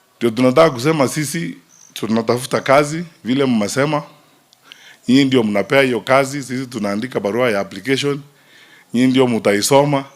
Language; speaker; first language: Swahili; non-native, local second language; Gusii